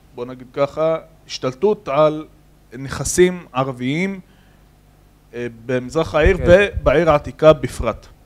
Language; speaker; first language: Hebrew; native; Hebrew